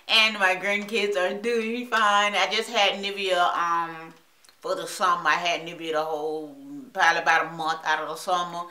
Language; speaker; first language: English; native; English